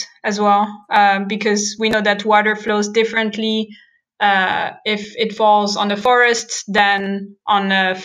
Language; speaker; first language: English; non-native, fluent; French